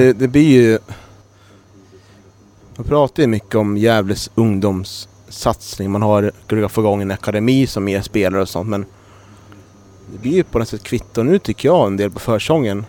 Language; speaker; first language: Swedish; native; Swedish